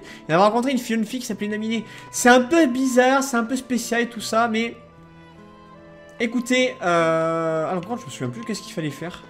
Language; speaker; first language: French; native; French